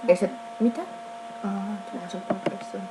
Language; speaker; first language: Finnish; native; Finnish